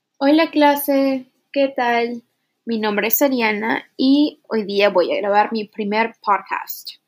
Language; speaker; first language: Spanish; early bilingual, heritage; Spanish